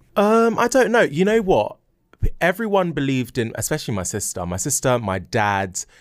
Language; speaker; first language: English; native; English